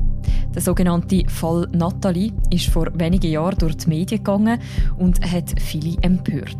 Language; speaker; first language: German; native; German